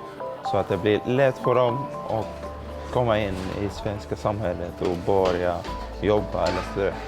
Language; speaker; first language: Swedish; non-native, fluent; Arabic